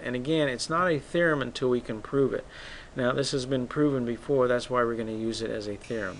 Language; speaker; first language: English; native; English